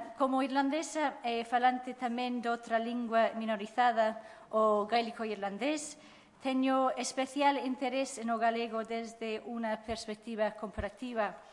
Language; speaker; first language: Galician; non-native, fluent; English